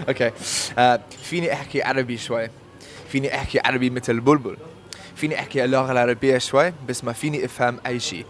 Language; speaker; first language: Arabic; non-native, learner; English